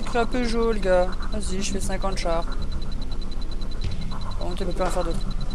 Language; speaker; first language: French; native; French